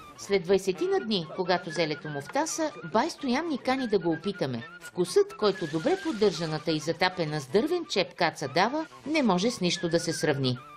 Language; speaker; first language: Bulgarian; native; Bulgarian